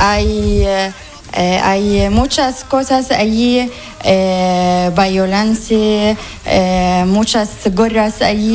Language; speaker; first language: Spanish; non-native, learner; Arabic